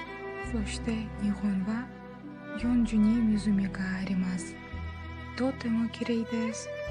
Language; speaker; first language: Japanese; non-native, learner; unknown